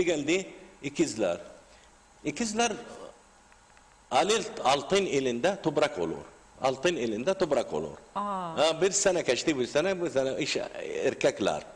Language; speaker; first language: Turkish; non-native, learner; Arabic